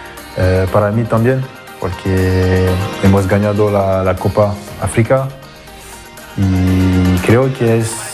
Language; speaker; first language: Spanish; non-native, fluent; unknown